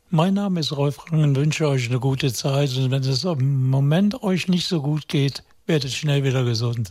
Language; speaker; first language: German; native; German